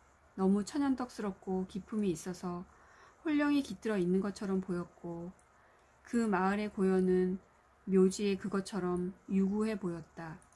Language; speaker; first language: Korean; native; Korean